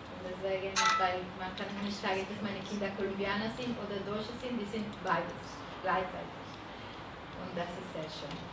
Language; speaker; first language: German; non-native, fluent; Spanish